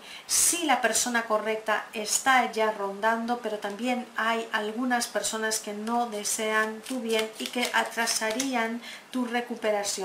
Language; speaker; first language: Spanish; native; Spanish